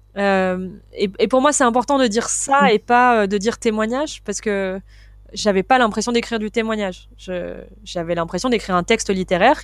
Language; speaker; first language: French; native; French